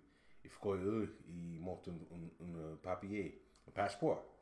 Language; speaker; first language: French; non-native, learner; English